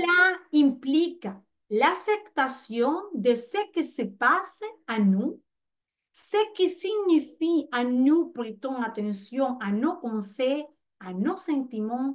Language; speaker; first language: French; non-native, fluent; Spanish